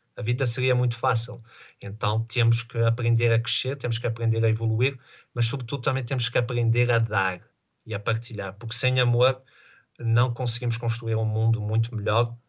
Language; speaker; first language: Portuguese; native; Portuguese